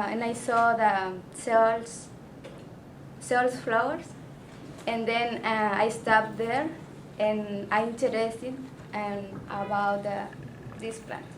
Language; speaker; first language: English; non-native, learner; Spanish